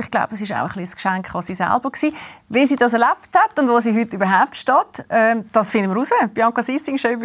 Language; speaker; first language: German; native; German